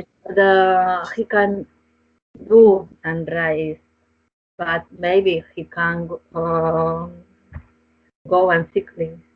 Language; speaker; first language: English; non-native, learner; Spanish